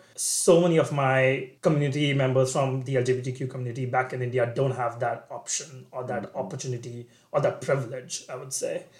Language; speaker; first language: English; non-native, local second language; Bangla